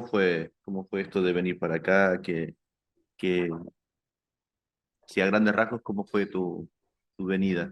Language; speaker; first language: Spanish; native; Spanish